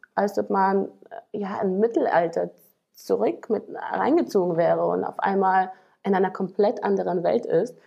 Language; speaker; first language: German; non-native, fluent; Slovak